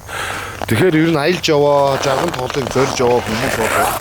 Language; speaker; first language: Mongolian; native; Mongolian